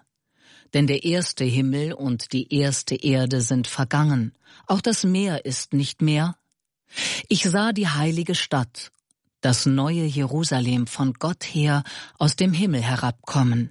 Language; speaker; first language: German; native; German